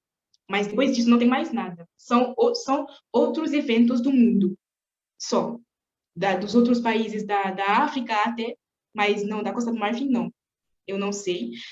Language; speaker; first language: Portuguese; non-native, fluent; French